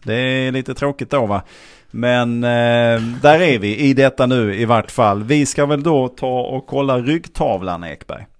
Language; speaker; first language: Swedish; native; Swedish